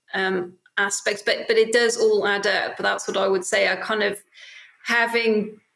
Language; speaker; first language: English; native; English